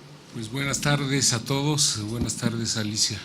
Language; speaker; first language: Spanish; native; Spanish